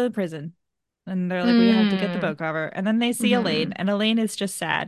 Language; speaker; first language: English; native; English